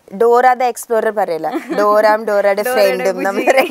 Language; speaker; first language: Malayalam; early bilingual, heritage; Malayalam